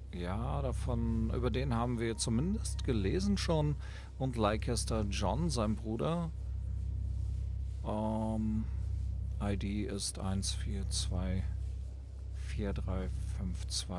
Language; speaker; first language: German; native; German